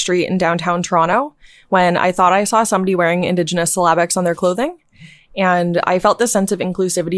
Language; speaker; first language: English; native; English